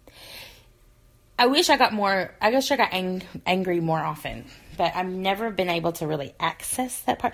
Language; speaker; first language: English; native; English